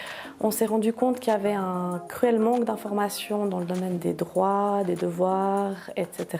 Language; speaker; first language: French; native; French